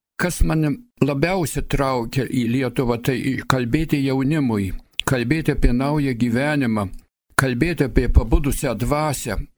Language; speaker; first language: Lithuanian; early bilingual, heritage; Lithuanian